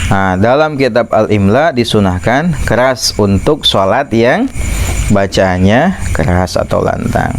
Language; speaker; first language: Indonesian; non-native, local second language; Sundanese